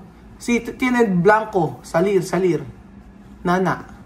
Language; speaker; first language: Spanish; non-native, learner; Filipino